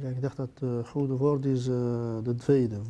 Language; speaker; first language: Dutch; non-native, learner; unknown